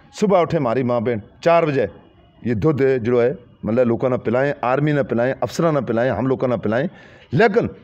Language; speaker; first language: Hindi; non-native, local second language; Gujari